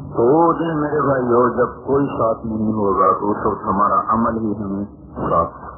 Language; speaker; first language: Urdu; non-native, local second language; Punjabi